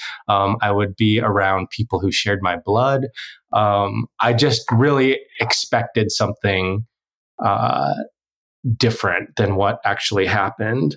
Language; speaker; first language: English; early bilingual, other home language; Korean